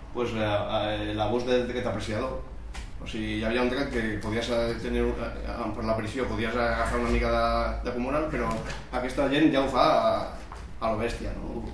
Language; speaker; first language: Catalan; non-native, local second language; Spanish